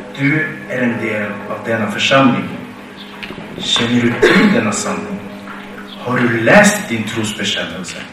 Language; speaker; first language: Swedish; non-native, fluent; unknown